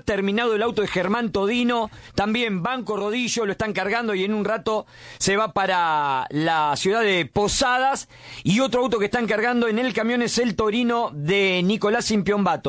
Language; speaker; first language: Spanish; native; Spanish